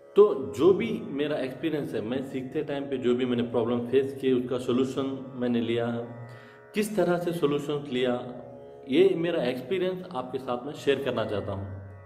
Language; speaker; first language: Hindi; non-native, local second language; Kannada